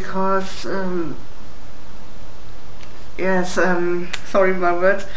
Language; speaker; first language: English; non-native, learner; German